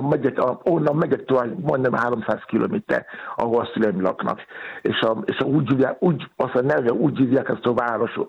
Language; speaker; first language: Hungarian; non-native, learner; Yoruba